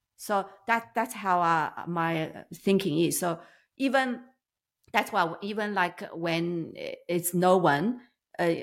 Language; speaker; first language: English; non-native, learner; Chinese